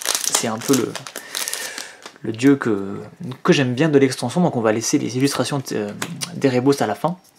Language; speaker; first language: French; native; French